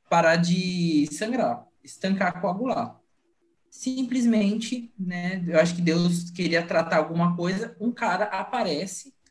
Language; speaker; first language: Portuguese; native; Portuguese